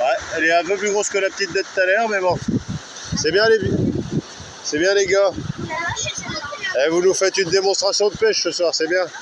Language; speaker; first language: French; native; French